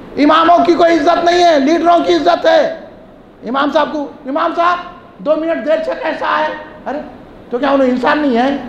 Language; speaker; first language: Urdu; native; Urdu